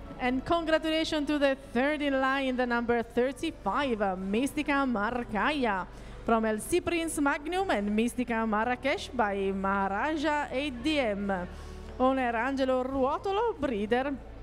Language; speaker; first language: English; non-native, fluent; Italian